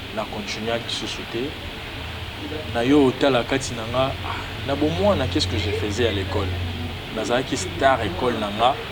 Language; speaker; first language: Lingala; native; Lingala